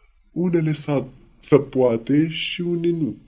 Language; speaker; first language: Romanian; non-native, learner; Arabic